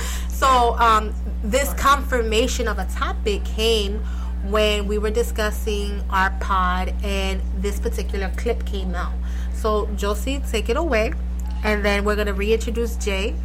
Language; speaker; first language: English; early bilingual, other home language; Spanish